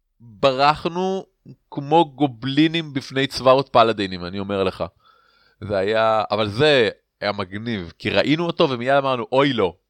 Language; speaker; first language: Hebrew; native; Hebrew